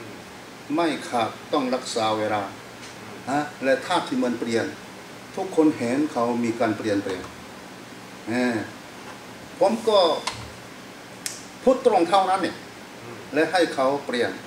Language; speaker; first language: Thai; non-native, fluent; Korean